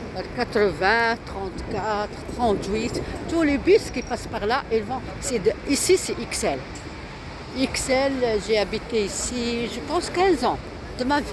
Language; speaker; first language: French; non-native, local second language; Arabic